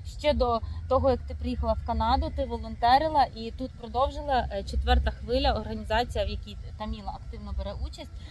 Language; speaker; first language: Ukrainian; native; Ukrainian